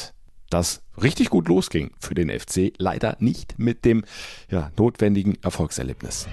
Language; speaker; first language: German; native; German